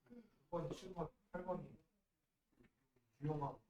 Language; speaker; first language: Korean; native; Korean